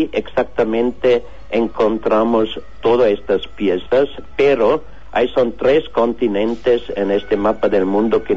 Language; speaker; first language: Spanish; non-native, learner; German